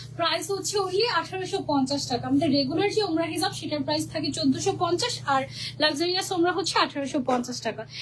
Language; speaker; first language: Bangla; native; Bangla